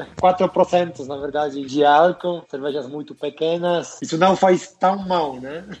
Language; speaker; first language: Portuguese; non-native, fluent; Polish